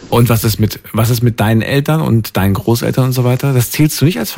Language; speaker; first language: German; native; German